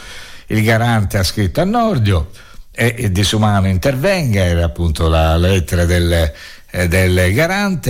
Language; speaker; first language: Italian; native; Italian